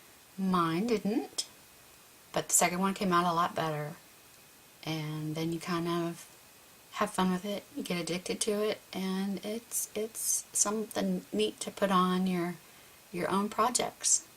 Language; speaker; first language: English; native; English